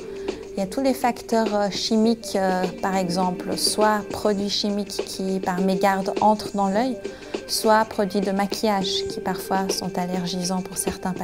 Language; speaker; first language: French; native; French